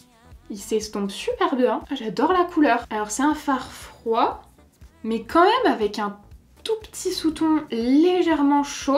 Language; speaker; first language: French; native; French